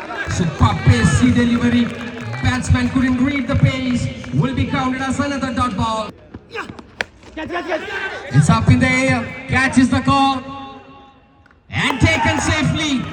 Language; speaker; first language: English; non-native, local second language; Malayalam